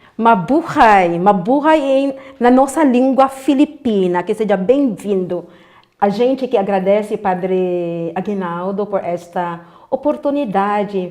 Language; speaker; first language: Portuguese; non-native, fluent; Filipino